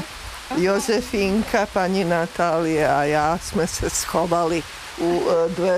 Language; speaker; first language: Czech; non-native, fluent; Serbian